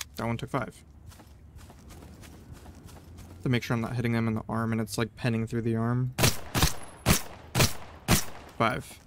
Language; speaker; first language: English; native; English